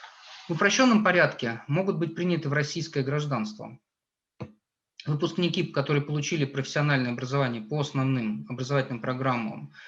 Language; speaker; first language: Russian; native; Russian